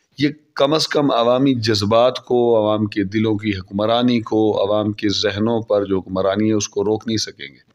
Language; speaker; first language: Urdu; non-native, local second language; Saraiki